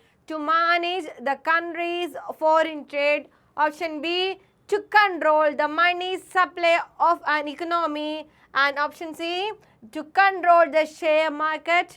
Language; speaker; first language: English; non-native, local second language; Malayalam